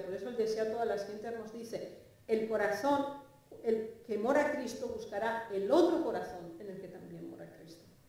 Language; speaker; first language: Spanish; native; Spanish